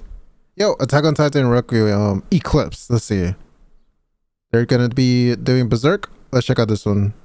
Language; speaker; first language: English; native; English